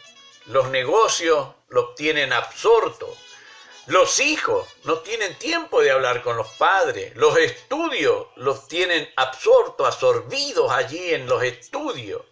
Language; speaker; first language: Spanish; native; Spanish